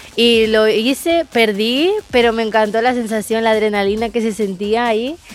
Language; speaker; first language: Spanish; native; Spanish